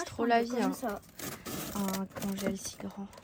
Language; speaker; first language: French; native; French